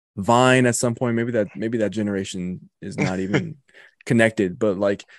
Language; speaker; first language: English; native; English